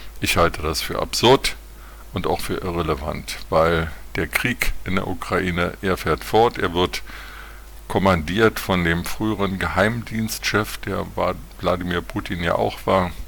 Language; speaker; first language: German; native; German